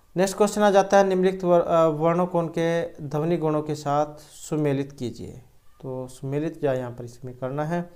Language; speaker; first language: Hindi; native; Hindi